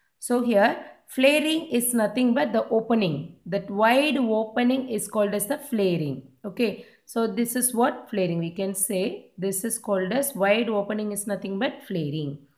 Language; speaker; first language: English; non-native, local second language; Tamil